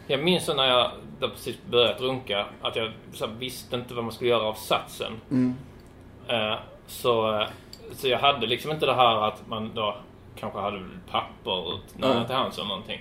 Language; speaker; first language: Swedish; native; Swedish